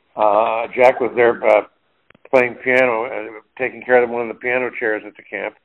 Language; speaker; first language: English; native; English